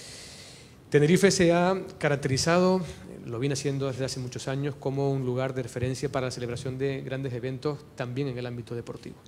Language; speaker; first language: Spanish; native; Spanish